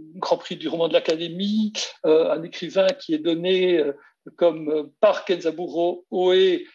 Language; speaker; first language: French; native; French